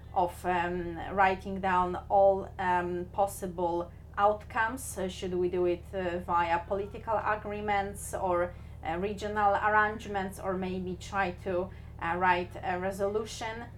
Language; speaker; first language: English; non-native, fluent; Polish